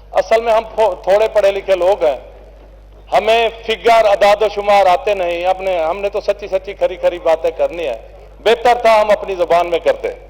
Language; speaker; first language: Urdu; non-native, local second language; Saraiki